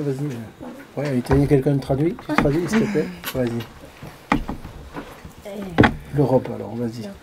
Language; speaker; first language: French; native; French